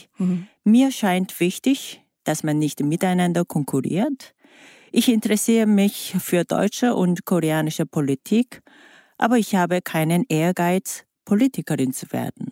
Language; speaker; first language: German; non-native, fluent; Korean